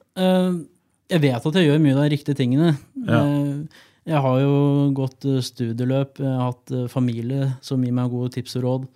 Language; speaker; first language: Norwegian; native; Norwegian